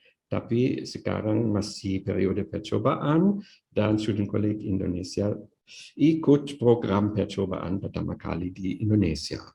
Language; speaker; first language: Indonesian; non-native, fluent; German